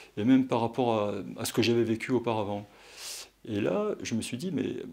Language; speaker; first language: French; native; French